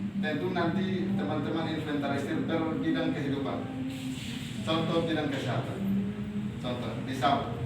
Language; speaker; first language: Indonesian; non-native, local second language; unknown